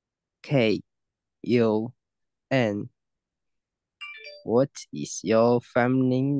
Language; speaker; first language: English; non-native, learner; Chinese